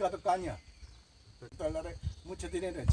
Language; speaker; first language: Spanish; non-native, learner; Korean